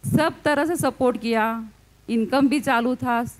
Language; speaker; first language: Hindi; non-native, local second language; Gujarati